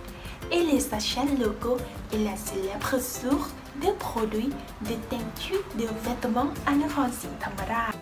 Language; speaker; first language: French; non-native, learner; Thai